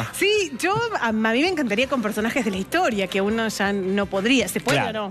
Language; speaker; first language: Spanish; native; Spanish